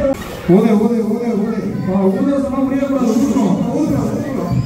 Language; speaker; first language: Tamil; native; Tamil